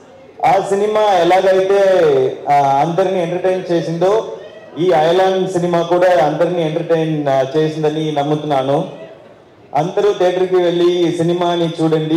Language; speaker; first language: Telugu; non-native, learner; Tamil